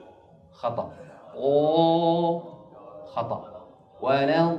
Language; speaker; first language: Arabic; native; Arabic